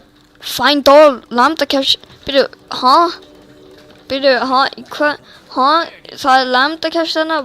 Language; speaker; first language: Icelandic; early bilingual, heritage; Swedish